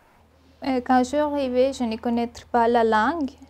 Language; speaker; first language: French; non-native, learner; Spanish